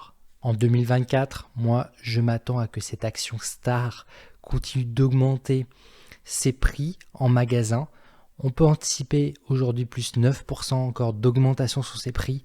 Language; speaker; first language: French; native; French